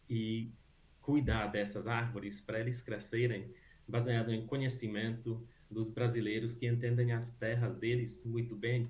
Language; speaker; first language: Portuguese; non-native, fluent; Hungarian